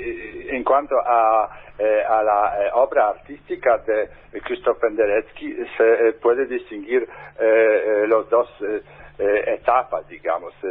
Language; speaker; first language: Spanish; non-native, fluent; Polish